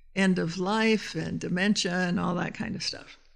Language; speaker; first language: English; native; English